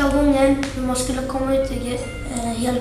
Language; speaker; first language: Swedish; non-native, local second language; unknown